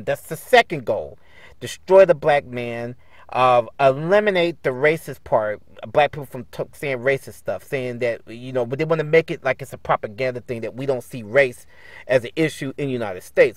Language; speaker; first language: English; native; English